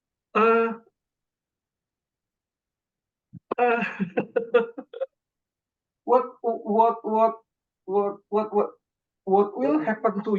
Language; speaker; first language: English; non-native, learner; Indonesian